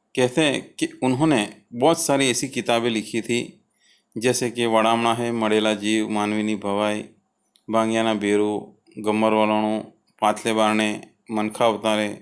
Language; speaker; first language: Hindi; non-native, local second language; Gujarati